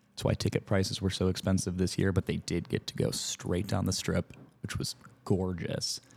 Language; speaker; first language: English; native; English